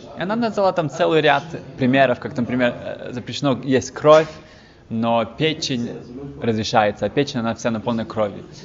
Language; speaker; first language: Russian; early bilingual, heritage; Russian